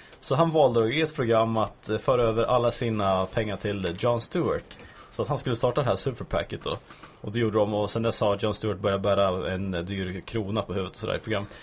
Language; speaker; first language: Swedish; native; Swedish